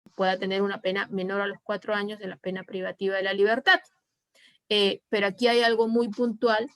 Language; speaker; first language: Spanish; native; Spanish